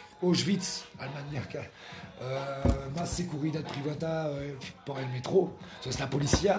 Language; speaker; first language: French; non-native, learner; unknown